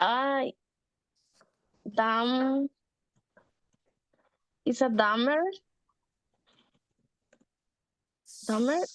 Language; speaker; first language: English; non-native, learner; Spanish